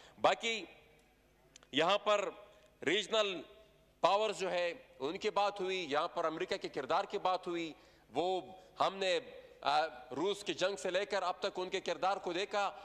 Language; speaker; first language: Urdu; non-native, local second language; Pashto